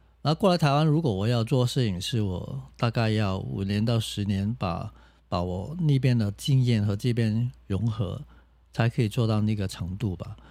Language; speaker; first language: Chinese; non-native, local second language; Cantonese